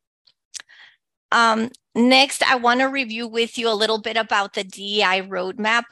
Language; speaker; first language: English; early bilingual, other home language; Spanish